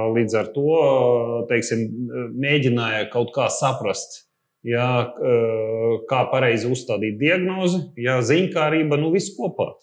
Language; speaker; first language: Latvian; non-native, local second language; Russian